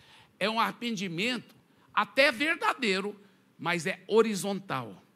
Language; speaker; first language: Portuguese; native; Portuguese